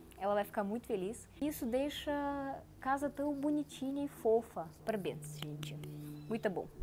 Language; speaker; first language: Portuguese; non-native, learner; Russian